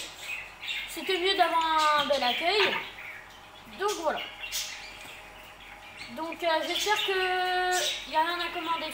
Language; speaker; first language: French; native; French